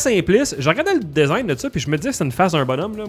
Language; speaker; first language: French; native; French